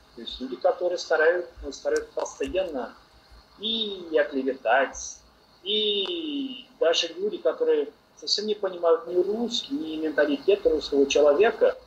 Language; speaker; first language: Russian; non-native, fluent; Portuguese